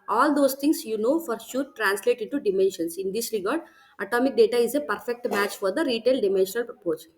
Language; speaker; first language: English; non-native, local second language; Telugu